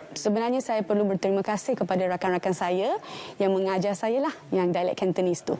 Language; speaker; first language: Malay; non-native, local second language; Tamil